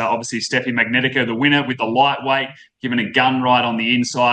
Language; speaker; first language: English; native; English